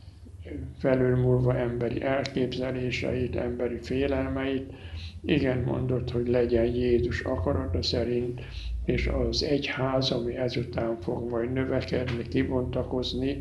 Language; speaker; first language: Hungarian; native; Hungarian